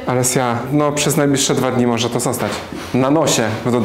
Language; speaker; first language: Polish; native; Polish